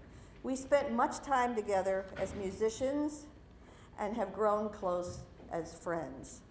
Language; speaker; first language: English; native; English